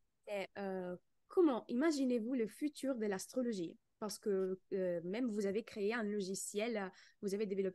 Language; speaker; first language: French; non-native, fluent; Italian